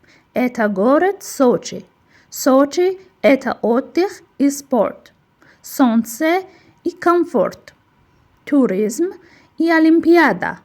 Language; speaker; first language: Russian; non-native, fluent; Persian